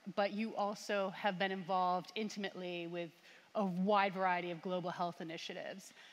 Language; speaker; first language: English; native; English